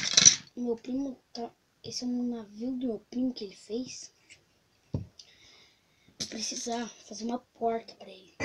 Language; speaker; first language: Portuguese; native; Portuguese